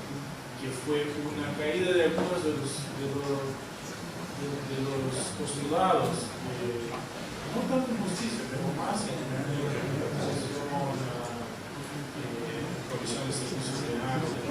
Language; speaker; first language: Spanish; non-native, fluent; Portuguese